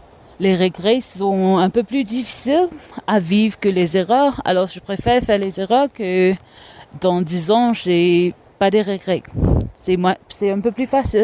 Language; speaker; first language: French; non-native, local second language; Morisyen